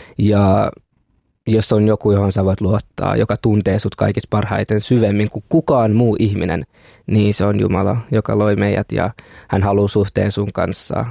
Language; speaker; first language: Finnish; early bilingual, other home language; Kinyarwanda